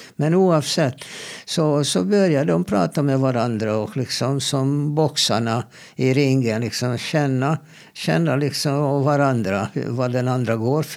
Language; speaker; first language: Swedish; non-native, fluent; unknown